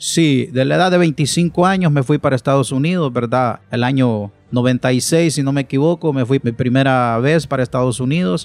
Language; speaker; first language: Spanish; native; Spanish